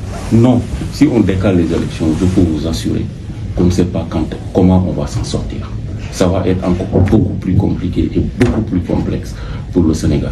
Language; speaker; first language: French; non-native, local second language; Wolof